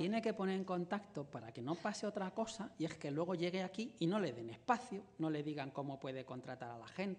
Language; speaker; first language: Spanish; native; Spanish